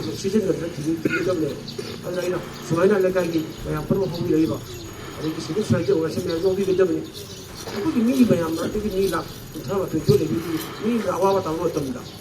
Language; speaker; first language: Manipuri; native; Manipuri